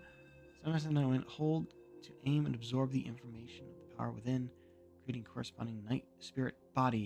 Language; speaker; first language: English; native; English